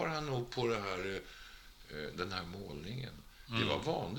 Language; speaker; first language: Swedish; native; Swedish